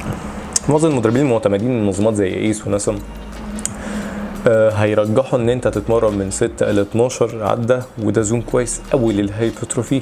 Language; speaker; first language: Arabic; native; Arabic